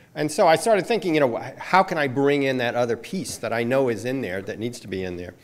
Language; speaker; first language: English; native; English